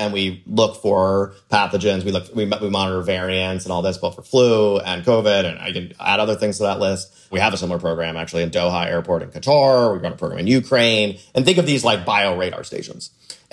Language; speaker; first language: English; native; English